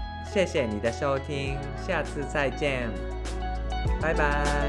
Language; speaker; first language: Chinese; non-native, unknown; Japanese